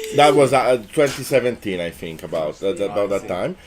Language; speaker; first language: English; non-native, fluent; Italian